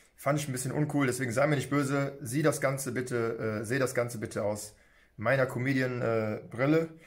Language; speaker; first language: German; native; German